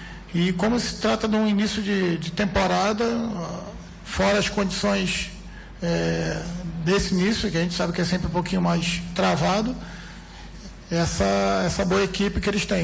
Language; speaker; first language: Portuguese; native; Portuguese